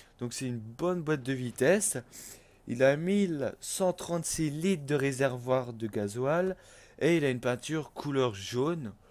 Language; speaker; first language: French; native; French